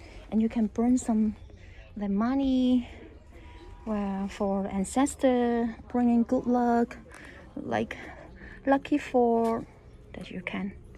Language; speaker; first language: English; non-native, learner; Cantonese